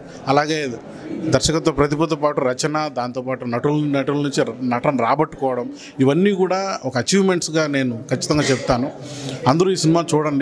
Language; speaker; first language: Telugu; native; Telugu